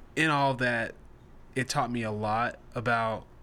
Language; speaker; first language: English; native; English